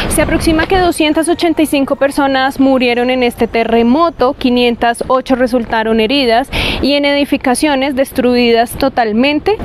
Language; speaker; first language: Spanish; native; Spanish